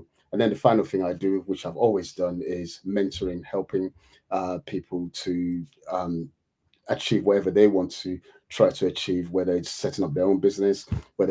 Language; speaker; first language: English; native; English